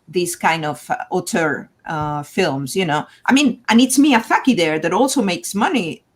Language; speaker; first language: English; non-native, fluent; Catalan